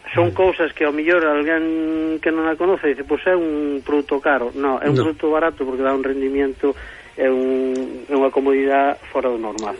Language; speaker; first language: Galician; native; Galician